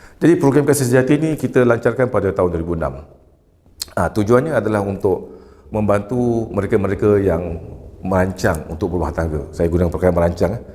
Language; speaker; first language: Malay; native; Malay